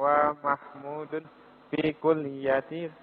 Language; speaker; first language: Arabic; non-native, learner; Indonesian